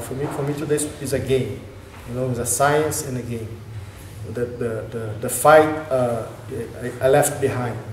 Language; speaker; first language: English; non-native, learner; Portuguese